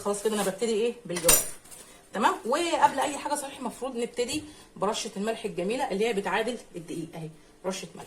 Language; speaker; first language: Arabic; native; Arabic